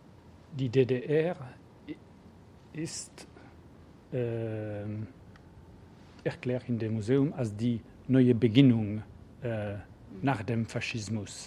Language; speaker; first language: German; non-native, learner; English